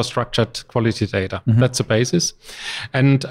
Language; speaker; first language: English; non-native, fluent; German